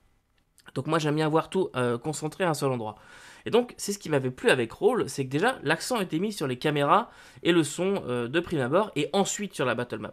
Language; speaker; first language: French; native; French